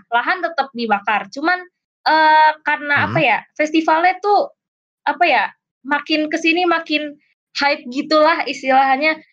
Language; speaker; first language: Indonesian; native; Indonesian